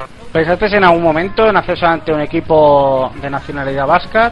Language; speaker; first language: Spanish; native; Spanish